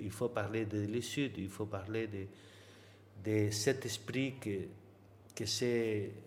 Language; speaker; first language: French; non-native, learner; Spanish